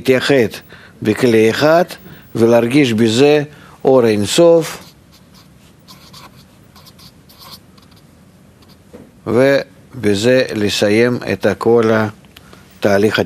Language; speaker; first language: Hebrew; non-native, fluent; Russian